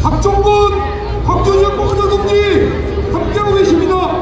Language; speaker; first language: Korean; native; Korean